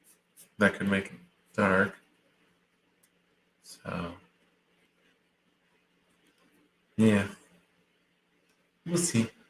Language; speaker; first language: English; native; English